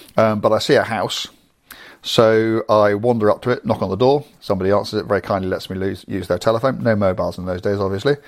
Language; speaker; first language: English; native; English